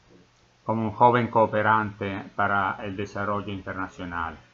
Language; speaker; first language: Spanish; non-native, fluent; Italian